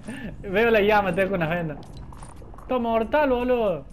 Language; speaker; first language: Spanish; native; Spanish